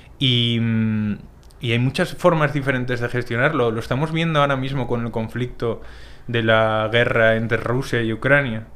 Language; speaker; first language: Spanish; native; Spanish